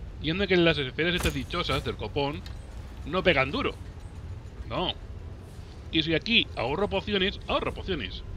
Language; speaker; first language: Spanish; native; Spanish